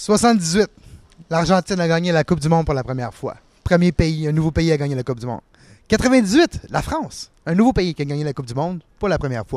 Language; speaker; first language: French; native; French